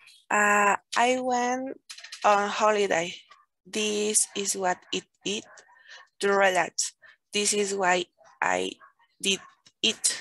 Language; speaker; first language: English; non-native, learner; Spanish